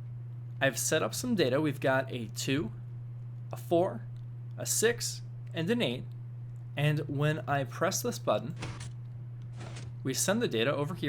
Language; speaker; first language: English; native; English